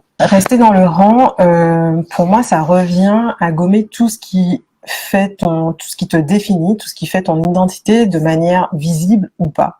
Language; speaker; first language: French; native; French